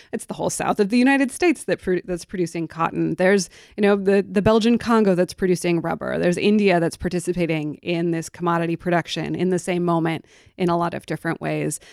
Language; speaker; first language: English; native; English